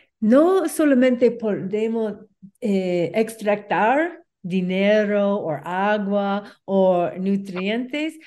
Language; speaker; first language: Spanish; non-native, learner; English